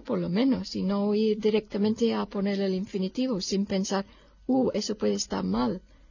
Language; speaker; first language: Spanish; non-native, fluent; English